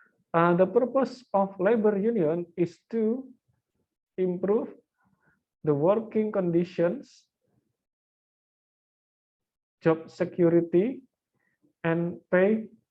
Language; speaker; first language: English; non-native, fluent; Indonesian